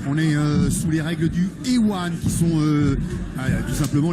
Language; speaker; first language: French; native; French